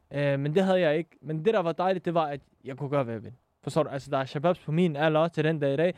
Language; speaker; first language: Danish; early bilingual, other home language; Arabic